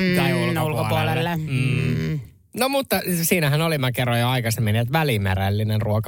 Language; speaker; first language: Finnish; native; Finnish